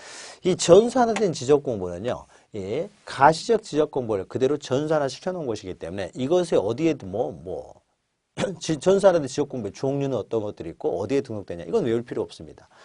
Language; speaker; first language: Korean; native; Korean